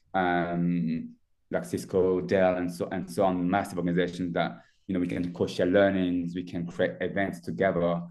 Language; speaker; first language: English; non-native, fluent; French